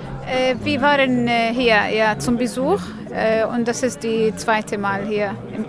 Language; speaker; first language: German; non-native, learner; Arabic